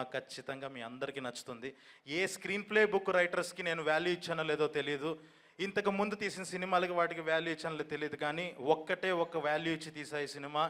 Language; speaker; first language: Telugu; native; Telugu